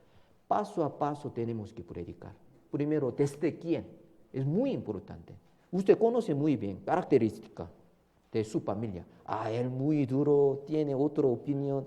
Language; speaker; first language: Spanish; non-native, learner; Korean